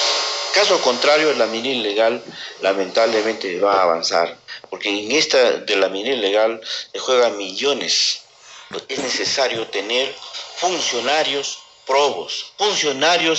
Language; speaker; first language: Spanish; native; Spanish